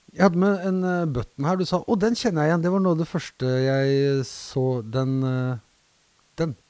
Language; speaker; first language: Norwegian; native; Norwegian